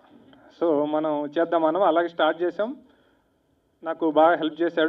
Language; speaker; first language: Telugu; native; Telugu